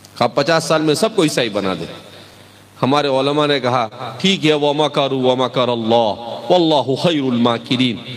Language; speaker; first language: Urdu; non-native, local second language; Gujarati